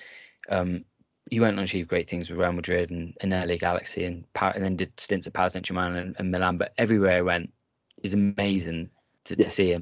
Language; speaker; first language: English; native; English